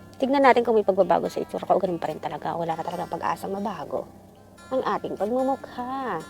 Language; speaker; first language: Filipino; non-native, local second language; Iloko